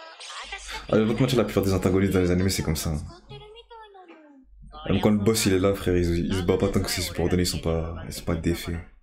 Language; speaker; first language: French; native; French